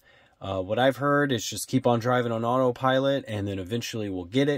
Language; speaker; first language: English; native; English